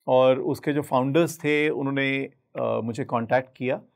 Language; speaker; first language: Hindi; native; Hindi